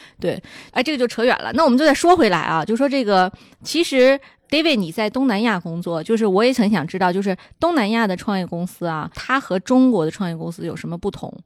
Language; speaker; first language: Chinese; native; Chinese